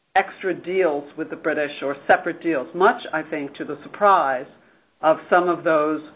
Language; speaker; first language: English; native; English